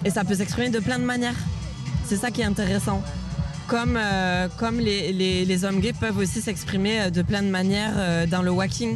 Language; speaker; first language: French; native; French